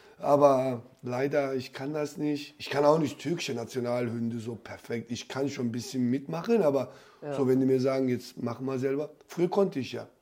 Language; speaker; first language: German; non-native, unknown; Turkish